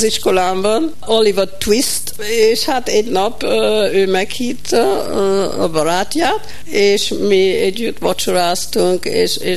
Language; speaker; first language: Hungarian; early bilingual, heritage; Hungarian